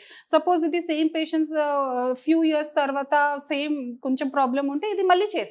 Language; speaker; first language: Telugu; non-native, fluent; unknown